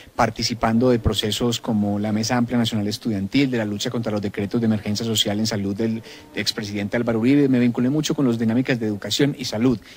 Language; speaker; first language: Spanish; native; Spanish